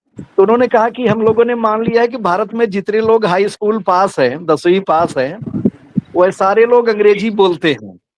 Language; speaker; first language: Hindi; native; Hindi